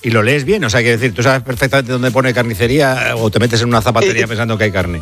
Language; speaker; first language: Spanish; native; Spanish